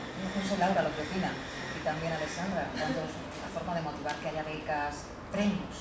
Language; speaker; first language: Spanish; native; Spanish